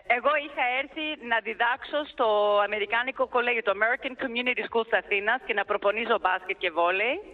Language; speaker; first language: Greek; early bilingual, heritage; Greek